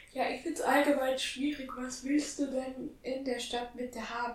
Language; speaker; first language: German; native; German